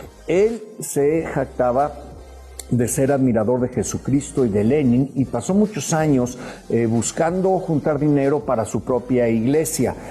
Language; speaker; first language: Spanish; native; Spanish